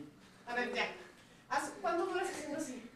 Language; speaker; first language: Spanish; native; Spanish